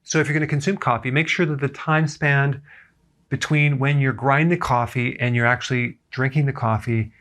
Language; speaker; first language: English; native; English